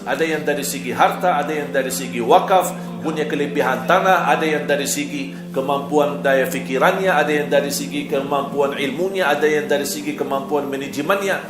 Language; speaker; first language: Malay; non-native, fluent; Arabic